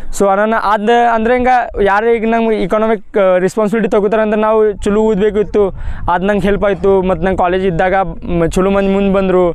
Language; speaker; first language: Kannada; non-native, local second language; Marathi